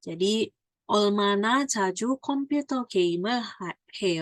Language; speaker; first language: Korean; non-native, fluent; Indonesian